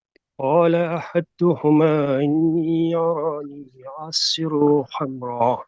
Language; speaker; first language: Arabic; non-native, learner; Urdu